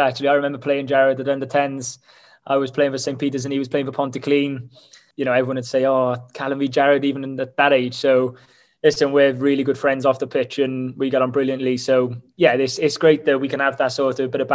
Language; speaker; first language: English; native; English